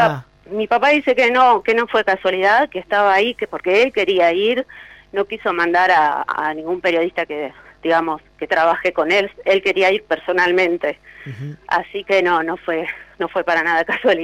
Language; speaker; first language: Spanish; native; Spanish